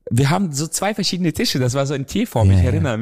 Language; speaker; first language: German; non-native, fluent; Romanian